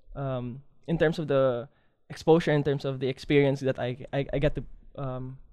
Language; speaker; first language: English; non-native, local second language; Filipino